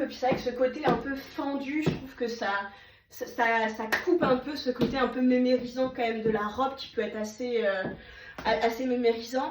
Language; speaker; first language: French; native; French